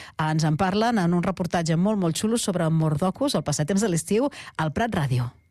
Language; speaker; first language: Catalan; native; Catalan